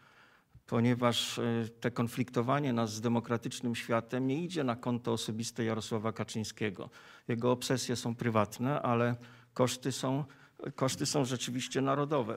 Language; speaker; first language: Polish; native; Polish